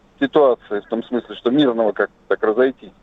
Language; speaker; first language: Russian; native; Russian